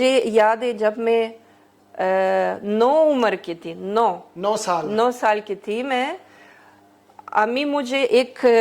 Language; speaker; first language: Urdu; early bilingual, heritage; Greek